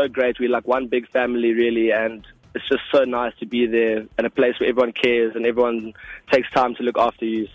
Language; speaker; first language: English; non-native, local second language; Afrikaans